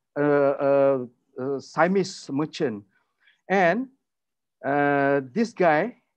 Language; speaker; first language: English; non-native, local second language; Malay